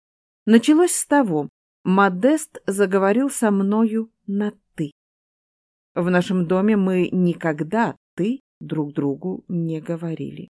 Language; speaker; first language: Russian; native; Russian